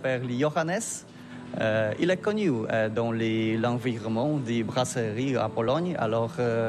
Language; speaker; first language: French; non-native, learner; Polish